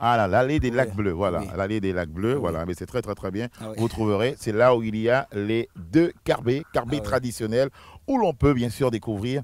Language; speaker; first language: French; native; French